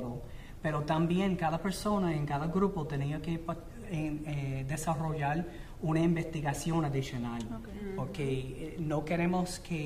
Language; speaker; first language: Spanish; non-native, fluent; English